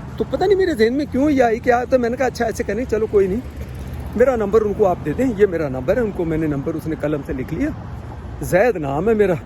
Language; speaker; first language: Urdu; native; Urdu